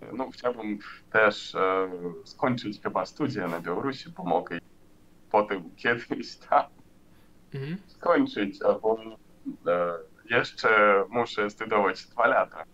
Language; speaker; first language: Polish; non-native, learner; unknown